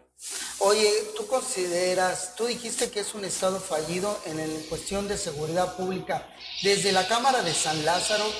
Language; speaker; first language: Spanish; native; Spanish